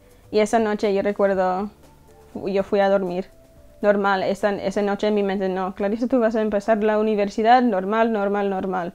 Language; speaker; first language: Spanish; early bilingual, heritage; English